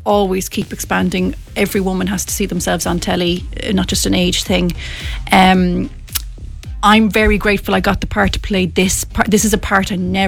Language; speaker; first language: English; native; English